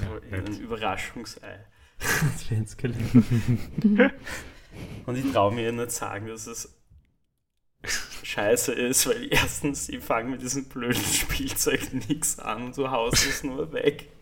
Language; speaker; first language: German; native; German